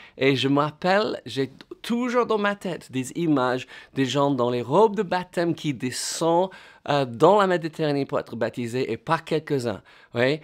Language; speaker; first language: French; non-native, fluent; English